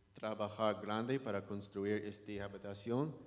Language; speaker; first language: Spanish; non-native, learner; English